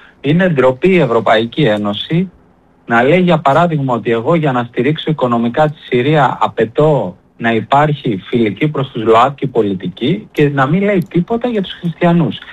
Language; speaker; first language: Greek; native; Greek